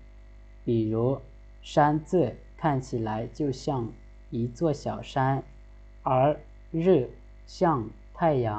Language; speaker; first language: Chinese; non-native, fluent; Lao